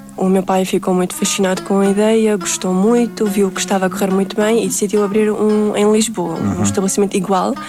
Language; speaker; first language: Portuguese; early bilingual, other home language; Uzbek